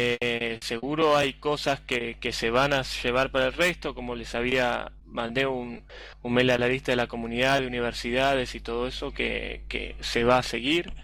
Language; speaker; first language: Spanish; native; Spanish